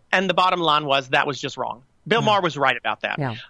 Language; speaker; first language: English; native; English